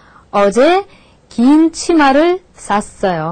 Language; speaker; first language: Korean; non-native, fluent; Russian